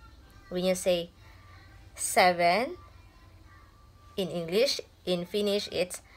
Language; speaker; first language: English; non-native, local second language; Filipino